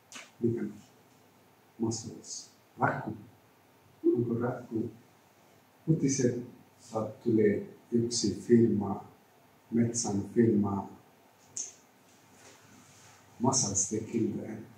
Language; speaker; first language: Finnish; non-native, learner; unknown